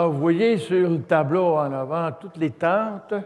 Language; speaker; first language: French; native; French